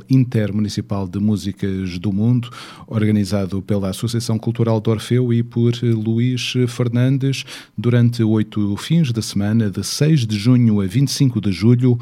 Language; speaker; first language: Portuguese; native; Portuguese